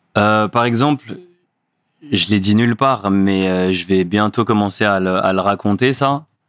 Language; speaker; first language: French; early bilingual, other home language; Fula